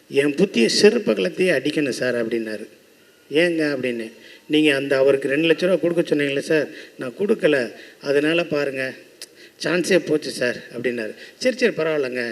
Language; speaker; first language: Tamil; native; Tamil